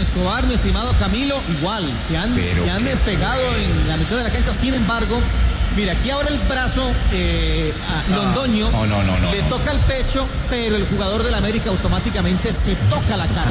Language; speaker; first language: Spanish; native; Spanish